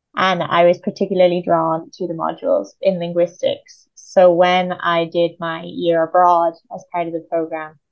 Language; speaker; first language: English; native; English